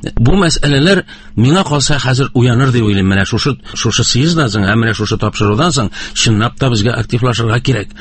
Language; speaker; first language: Tatar; native; Tatar